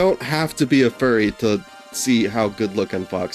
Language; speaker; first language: English; native; English